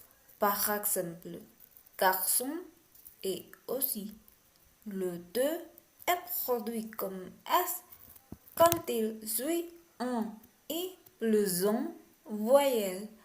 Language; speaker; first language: French; non-native, learner; Spanish